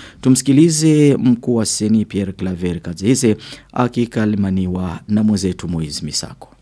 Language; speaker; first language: Swahili; non-native, local second language; Rundi